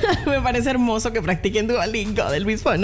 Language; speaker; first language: Spanish; native; Spanish